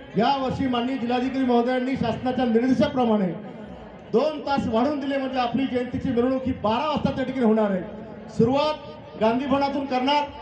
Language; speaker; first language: Marathi; native; Marathi